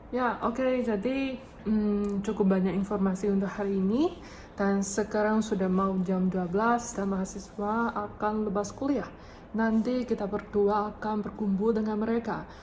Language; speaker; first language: Indonesian; non-native, fluent; Chinese